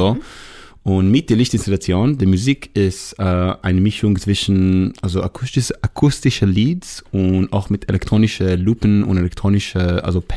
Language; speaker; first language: German; non-native, learner; Hebrew